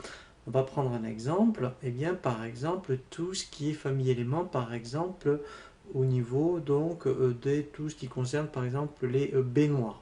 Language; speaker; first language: French; native; French